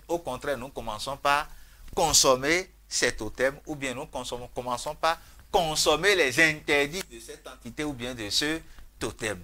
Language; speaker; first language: French; non-native, local second language; Fon